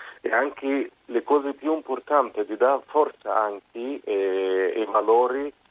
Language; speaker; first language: Italian; non-native, fluent; Arabic